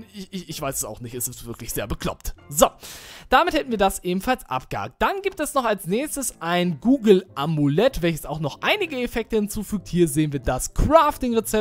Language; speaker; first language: German; native; German